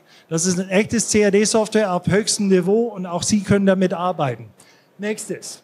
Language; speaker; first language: German; non-native, fluent; English